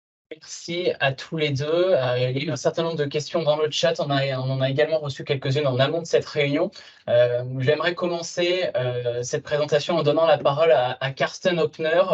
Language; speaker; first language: French; native; French